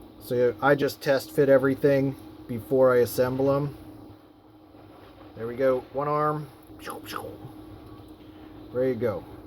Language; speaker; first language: English; native; English